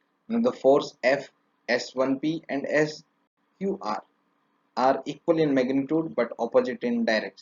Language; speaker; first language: English; non-native, local second language; Hindi